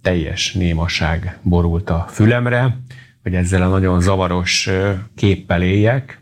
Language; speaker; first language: Hungarian; native; Hungarian